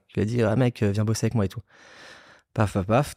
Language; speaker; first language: French; native; French